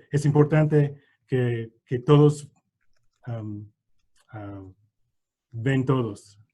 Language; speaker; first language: Spanish; non-native, learner; English